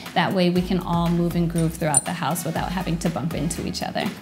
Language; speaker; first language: English; native; English